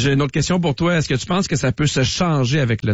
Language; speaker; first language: French; native; French